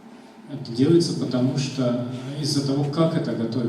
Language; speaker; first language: Russian; native; Russian